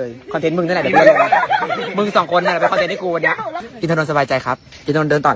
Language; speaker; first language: Thai; native; Thai